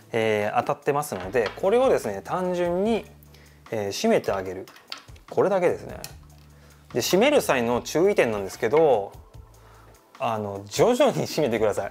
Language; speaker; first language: Japanese; native; Japanese